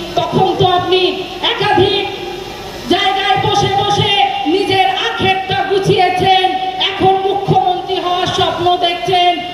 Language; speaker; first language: Bangla; non-native, local second language; Santali